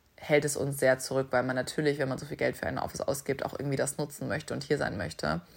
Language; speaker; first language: German; native; German